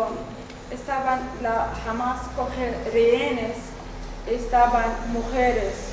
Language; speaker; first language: Spanish; non-native, learner; Arabic